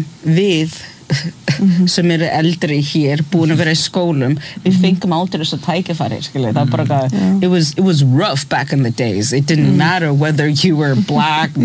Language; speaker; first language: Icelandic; early bilingual, other home language; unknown